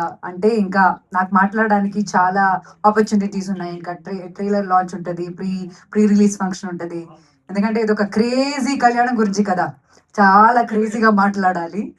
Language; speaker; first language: Telugu; non-native, fluent; Malayalam